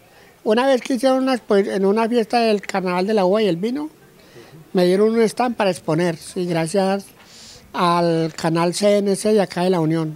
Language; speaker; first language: Spanish; native; Spanish